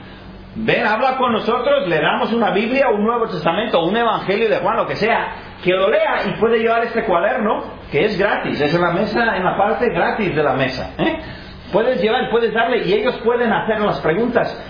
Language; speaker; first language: Spanish; non-native, fluent; English